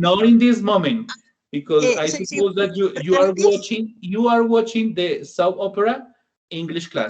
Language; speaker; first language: English; non-native, fluent; Spanish